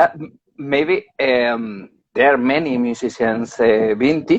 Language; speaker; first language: English; non-native, learner; Spanish